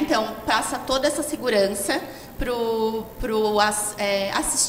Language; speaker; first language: Portuguese; native; Portuguese